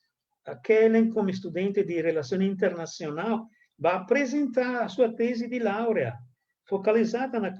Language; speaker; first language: Portuguese; non-native, fluent; Italian